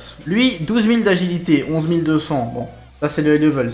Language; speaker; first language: French; native; French